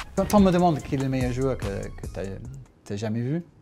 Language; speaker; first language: French; non-native, fluent; English